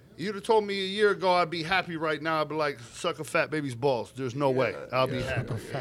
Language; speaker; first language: English; native; English